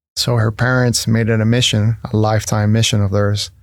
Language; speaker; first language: English; non-native, fluent; Spanish